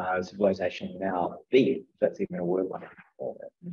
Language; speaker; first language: English; native; English